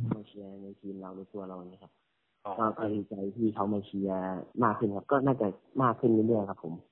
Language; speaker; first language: Thai; native; Thai